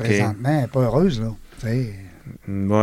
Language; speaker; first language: French; native; French